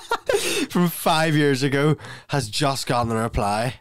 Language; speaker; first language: English; native; English